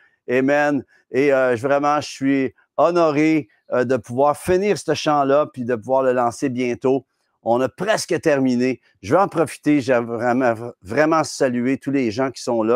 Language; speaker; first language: French; native; French